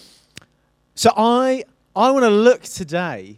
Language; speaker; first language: English; native; English